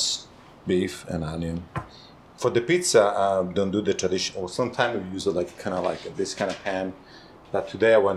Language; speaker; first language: English; non-native, fluent; Italian